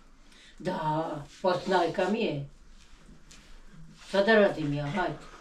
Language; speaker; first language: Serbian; non-native, local second language; Albanian